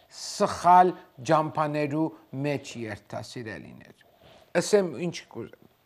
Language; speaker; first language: Armenian; native; Armenian